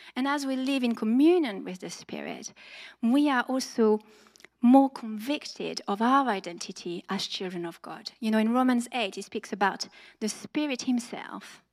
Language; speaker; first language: English; non-native, fluent; French